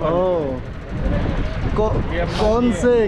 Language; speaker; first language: Hindi; non-native, learner; Bangla